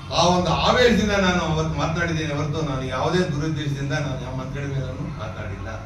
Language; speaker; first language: Kannada; native; Kannada